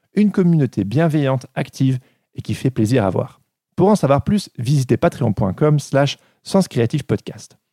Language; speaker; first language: French; native; French